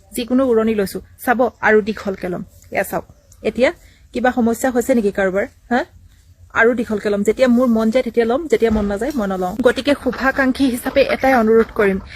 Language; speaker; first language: Assamese; non-native, local second language; Bodo